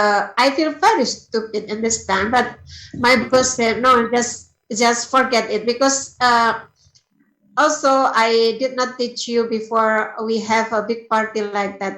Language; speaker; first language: English; non-native, learner; Indonesian